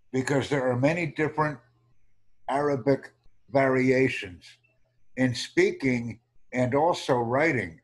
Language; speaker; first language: English; native; English